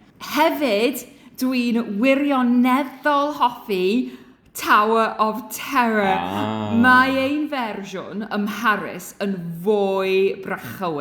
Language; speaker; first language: Welsh; non-native, learner; English